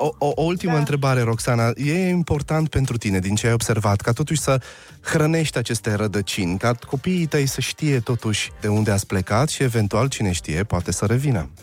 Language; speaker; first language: Romanian; native; Romanian